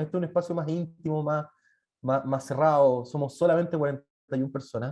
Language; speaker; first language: Spanish; native; Spanish